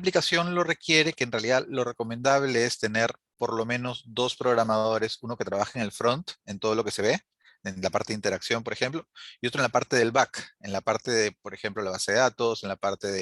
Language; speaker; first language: Spanish; native; Spanish